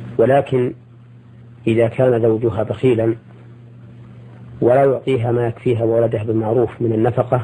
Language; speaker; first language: Arabic; native; Arabic